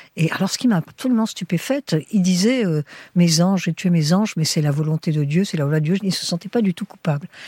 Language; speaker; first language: French; early bilingual, heritage; French